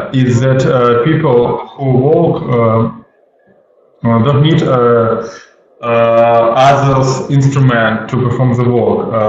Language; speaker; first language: English; non-native, learner; Russian